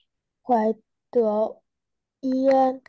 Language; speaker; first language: Chinese; non-native, learner; Vietnamese